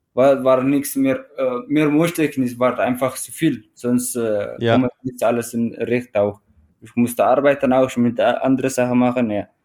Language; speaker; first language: German; non-native, fluent; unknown